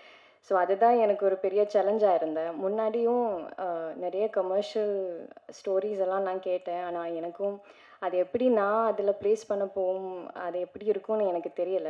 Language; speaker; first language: Tamil; non-native, learner; Malayalam